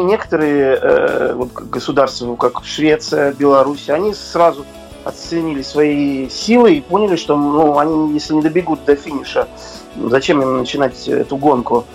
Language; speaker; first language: Russian; native; Russian